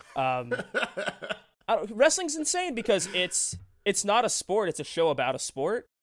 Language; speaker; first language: English; native; English